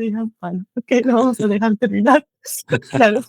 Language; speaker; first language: Spanish; non-native, fluent; German